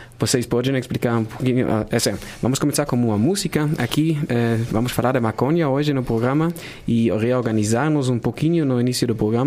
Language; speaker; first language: Portuguese; non-native, fluent; German